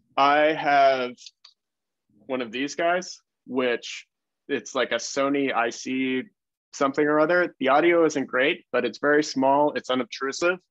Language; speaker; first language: English; native; English